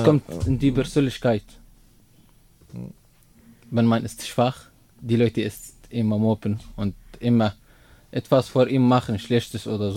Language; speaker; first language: German; non-native, learner; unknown